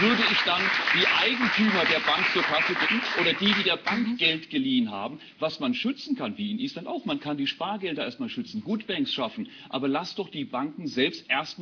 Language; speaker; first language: German; native; German